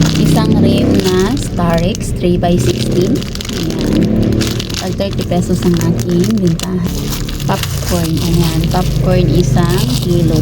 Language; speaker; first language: Filipino; non-native, local second language; Cebuano